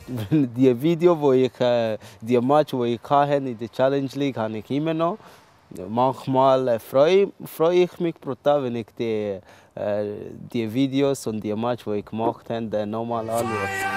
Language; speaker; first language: German; early bilingual, other home language; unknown